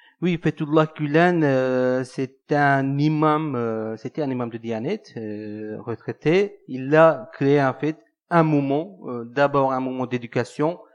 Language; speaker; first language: French; non-native, fluent; Turkish